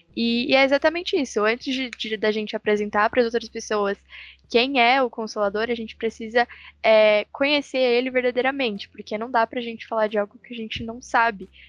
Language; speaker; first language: Portuguese; native; Portuguese